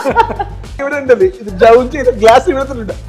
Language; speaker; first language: Malayalam; non-native, learner; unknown